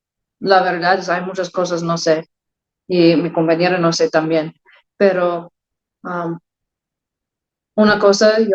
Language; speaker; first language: Spanish; non-native, learner; English